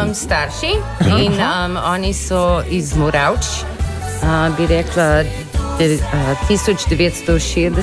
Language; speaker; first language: Slovenian; early bilingual, heritage; Slovenian